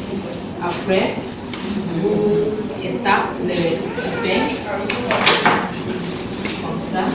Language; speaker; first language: French; non-native, learner; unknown